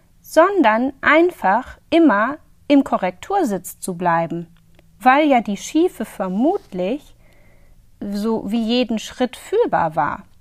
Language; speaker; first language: German; native; German